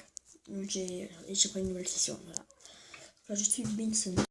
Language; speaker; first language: French; native; French